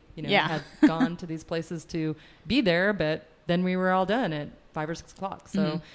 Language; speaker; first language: English; native; English